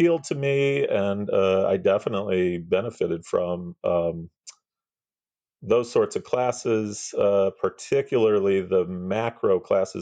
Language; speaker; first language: English; native; English